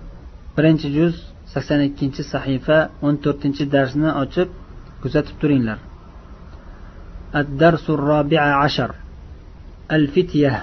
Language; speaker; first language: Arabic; non-native, fluent; Uzbek